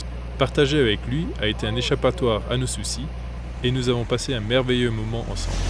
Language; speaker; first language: French; native; French